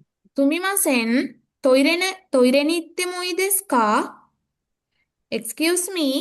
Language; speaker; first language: Japanese; non-native, fluent; Sinhala